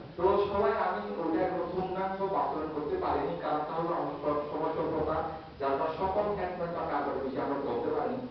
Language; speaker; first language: Bangla; non-native, local second language; Marma